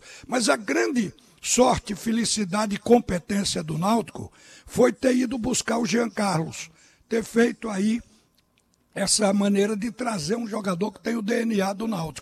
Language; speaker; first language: Portuguese; native; Portuguese